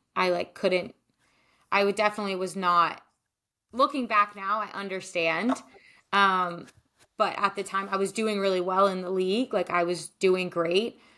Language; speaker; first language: English; native; English